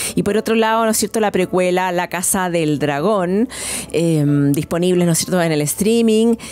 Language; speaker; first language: Spanish; native; Spanish